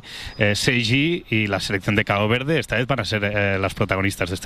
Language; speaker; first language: Spanish; native; Spanish